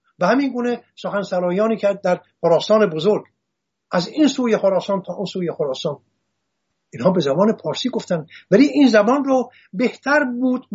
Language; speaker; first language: Persian; non-native, local second language; Assyrian Neo-Aramaic